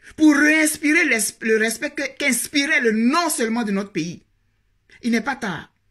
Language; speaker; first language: French; native; French